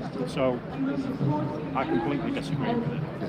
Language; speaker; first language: English; native; English